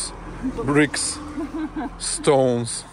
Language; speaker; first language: English; non-native, learner; Russian